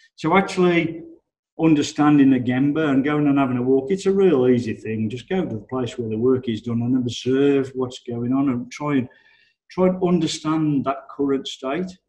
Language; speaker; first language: English; native; English